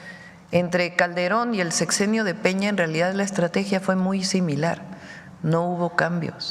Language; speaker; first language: Spanish; native; Spanish